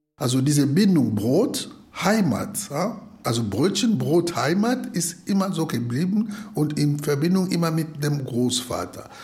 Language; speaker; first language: German; non-native, fluent; Lingala